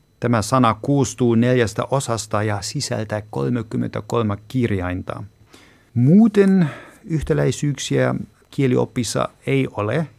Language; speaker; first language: Finnish; non-native, fluent; German